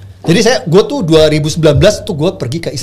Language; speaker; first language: Indonesian; native; Indonesian